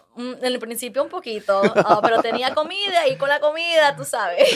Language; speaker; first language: Spanish; early bilingual, heritage; Spanish